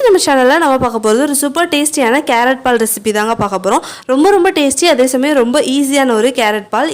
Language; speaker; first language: Tamil; native; Tamil